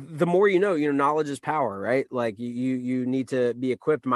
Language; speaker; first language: English; native; English